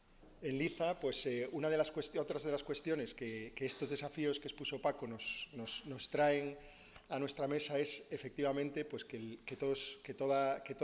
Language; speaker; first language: Spanish; native; Spanish